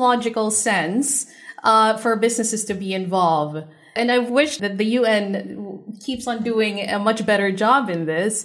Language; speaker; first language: English; non-native, local second language; Filipino